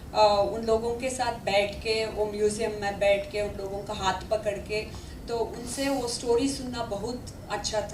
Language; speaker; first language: Hindi; non-native, local second language; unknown